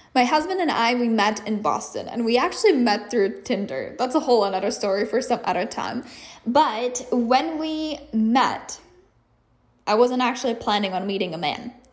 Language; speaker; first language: English; non-native, fluent; Czech